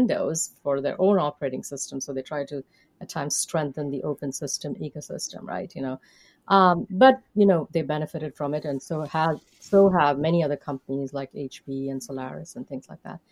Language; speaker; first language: English; non-native, local second language; Hindi